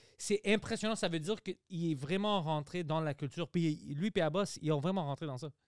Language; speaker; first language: French; early bilingual, other home language; Greek